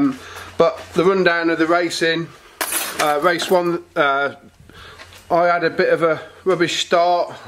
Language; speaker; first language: English; native; English